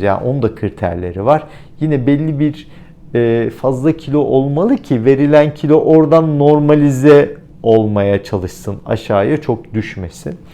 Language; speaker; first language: Turkish; native; Turkish